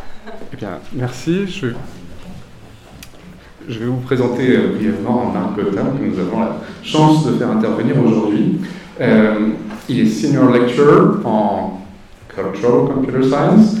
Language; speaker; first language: French; native; French